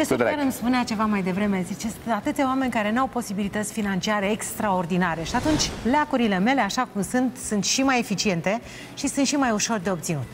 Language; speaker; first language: Romanian; native; Romanian